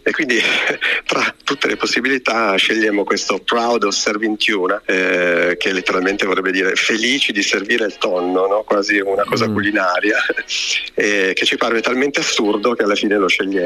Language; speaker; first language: Italian; native; Italian